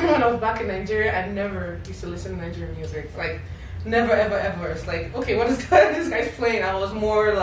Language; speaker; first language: English; non-native, local second language; Igbo